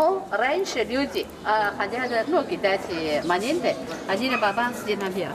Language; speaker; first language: Russian; non-native, learner; Chinese